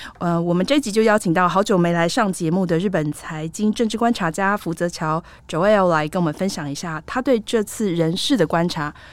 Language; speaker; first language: Chinese; native; Chinese